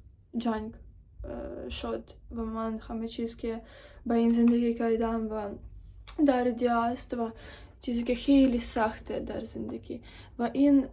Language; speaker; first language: Persian; non-native, learner; Ukrainian